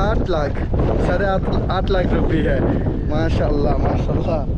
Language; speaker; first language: Hindi; non-native, learner; Bangla